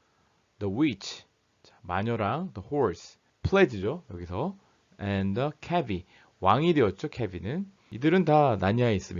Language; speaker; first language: Korean; native; Korean